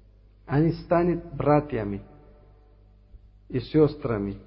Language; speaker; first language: Russian; non-native, fluent; Uzbek